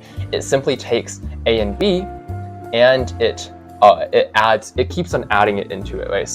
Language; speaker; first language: English; native; English